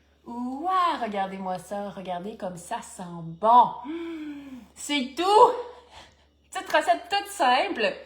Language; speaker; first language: French; native; French